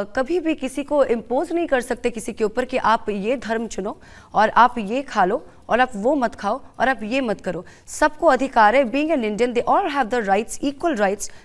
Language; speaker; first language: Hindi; non-native, local second language; Bangla